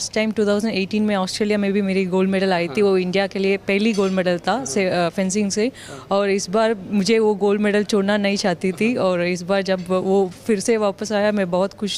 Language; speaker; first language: Hindi; non-native, local second language; Tamil